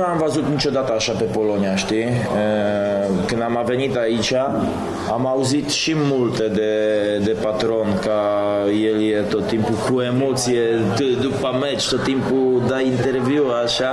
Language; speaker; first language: Romanian; non-native, fluent; Polish